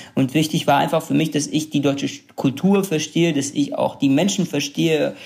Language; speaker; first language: German; early bilingual, other home language; Kurdish